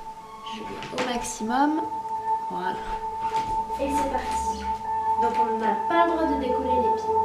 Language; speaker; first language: French; native; French